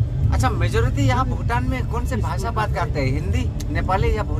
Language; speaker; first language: Hindi; non-native, local second language; Khasi